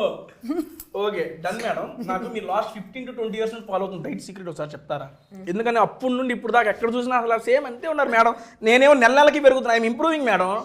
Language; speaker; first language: Telugu; native; Telugu